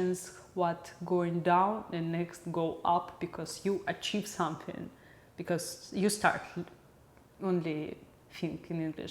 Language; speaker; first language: English; non-native, learner; Russian